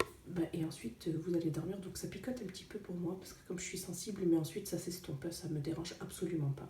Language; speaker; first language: French; native; French